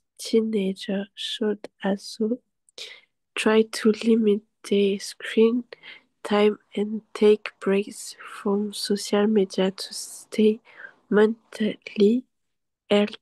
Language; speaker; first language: English; non-native, learner; French